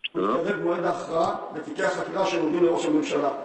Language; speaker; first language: Hebrew; early bilingual, other home language; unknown